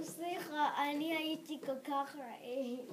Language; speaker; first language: Hebrew; non-native, learner; English